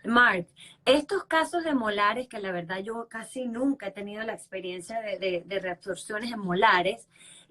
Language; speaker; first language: Spanish; native; Spanish